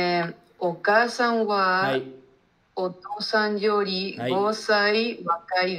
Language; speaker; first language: Japanese; non-native, learner; Spanish